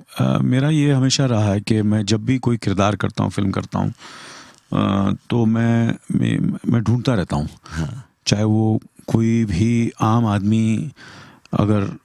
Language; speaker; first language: Hindi; native; Hindi